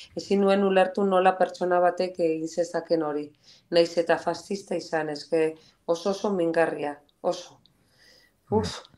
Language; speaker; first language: Basque; non-native, local second language; Spanish